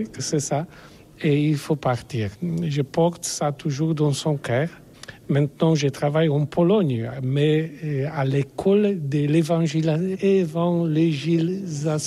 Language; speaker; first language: French; non-native, learner; Polish